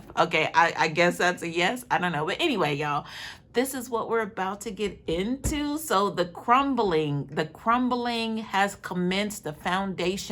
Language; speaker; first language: English; native; English